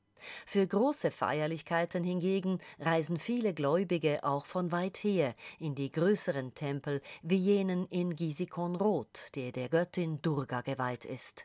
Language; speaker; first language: German; native; German